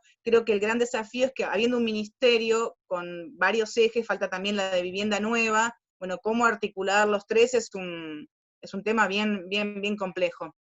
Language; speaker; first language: Spanish; native; Spanish